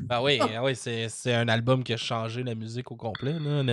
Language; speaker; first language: French; native; French